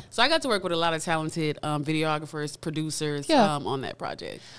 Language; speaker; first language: English; native; English